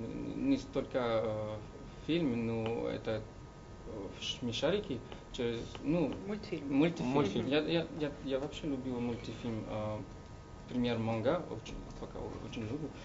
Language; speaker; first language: Russian; non-native, learner; French